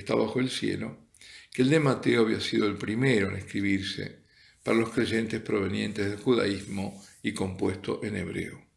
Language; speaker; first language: Spanish; native; Spanish